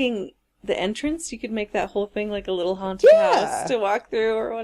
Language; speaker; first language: English; native; English